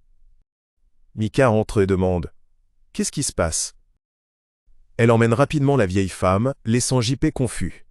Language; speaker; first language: French; native; French